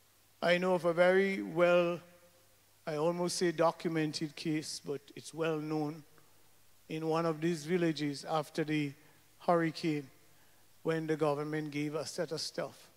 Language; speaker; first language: English; native; English